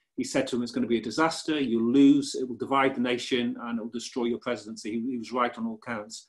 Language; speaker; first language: English; native; English